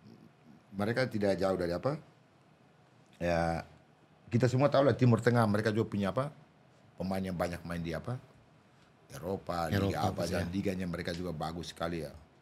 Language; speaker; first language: Indonesian; non-native, local second language; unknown